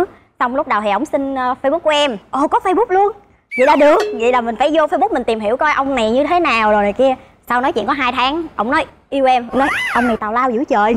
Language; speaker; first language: Vietnamese; native; Vietnamese